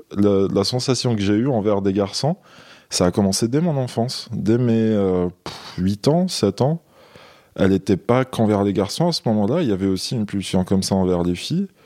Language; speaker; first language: French; non-native, local second language; Kabyle